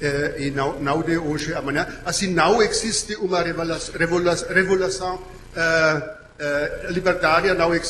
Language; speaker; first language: Portuguese; non-native, learner; German